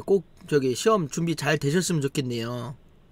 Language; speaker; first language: Korean; native; Korean